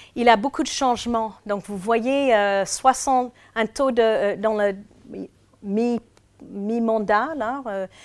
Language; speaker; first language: French; non-native, fluent; English